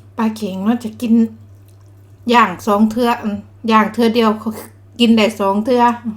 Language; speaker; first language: Thai; native; Thai